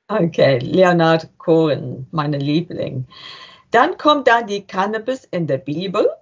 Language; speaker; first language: German; non-native, learner; English